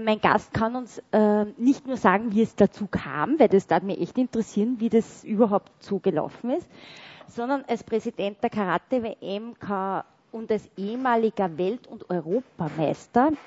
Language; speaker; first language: German; native; German